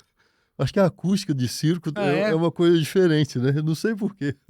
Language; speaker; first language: Portuguese; native; Portuguese